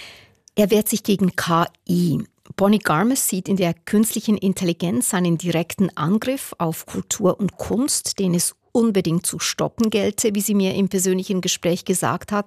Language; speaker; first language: German; native; German